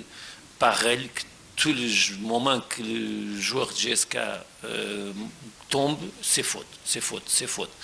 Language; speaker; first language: French; non-native, fluent; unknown